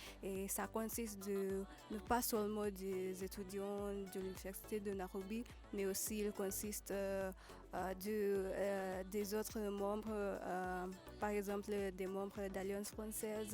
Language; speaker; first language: French; non-native, learner; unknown